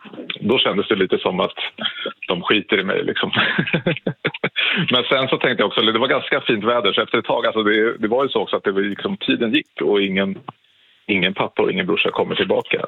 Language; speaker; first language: Swedish; native; Swedish